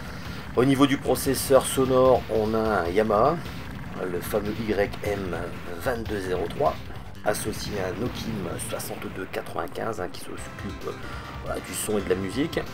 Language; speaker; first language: French; native; French